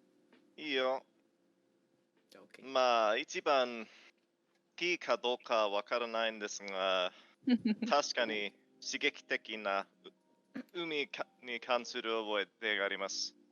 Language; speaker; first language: Japanese; non-native, fluent; English